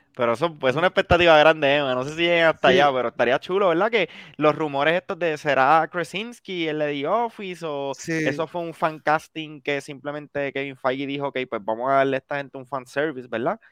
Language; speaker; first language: Spanish; native; Spanish